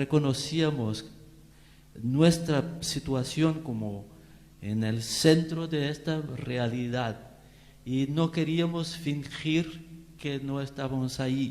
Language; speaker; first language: Spanish; non-native, fluent; Portuguese